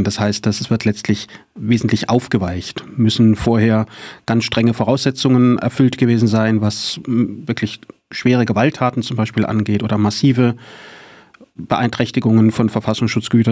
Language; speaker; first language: German; native; German